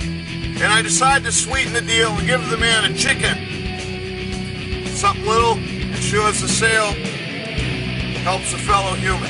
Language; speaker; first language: English; native; English